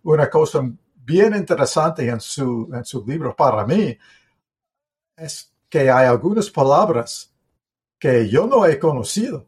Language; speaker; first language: Spanish; non-native, learner; English